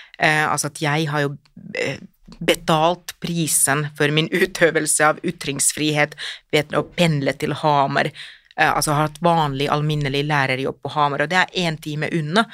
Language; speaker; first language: Norwegian; non-native, fluent; Finnish